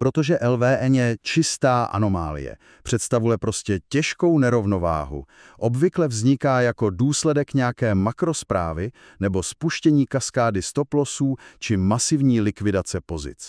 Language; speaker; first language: Czech; native; Czech